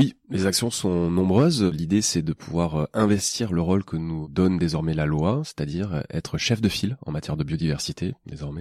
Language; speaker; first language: French; native; French